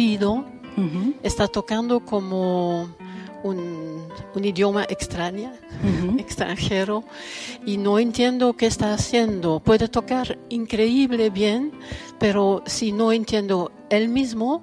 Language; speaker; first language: Spanish; non-native, fluent; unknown